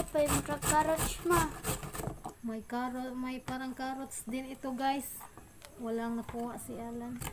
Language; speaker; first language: Filipino; non-native, local second language; Cebuano